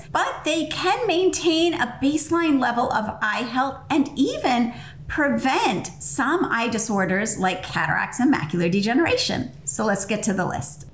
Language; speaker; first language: English; native; English